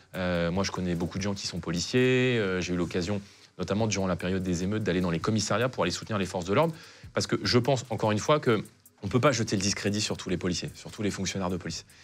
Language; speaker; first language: French; native; French